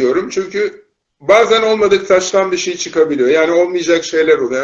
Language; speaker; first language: Turkish; native; Turkish